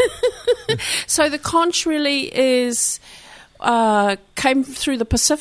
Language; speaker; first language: English; native; English